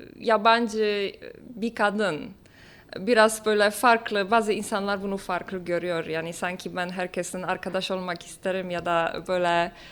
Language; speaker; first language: Turkish; non-native, fluent; Polish